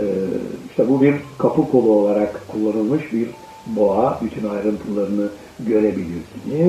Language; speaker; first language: Turkish; native; Turkish